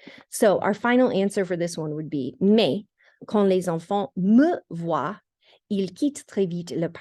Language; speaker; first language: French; non-native, fluent; English